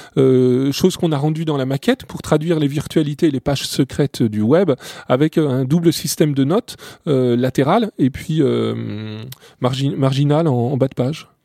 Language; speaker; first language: French; native; French